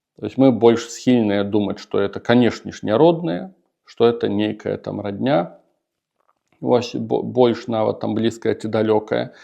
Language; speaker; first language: Belarusian; native; Belarusian